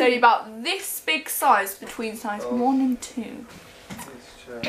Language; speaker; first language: English; native; English